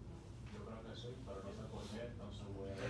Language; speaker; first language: Spanish; early bilingual, other home language; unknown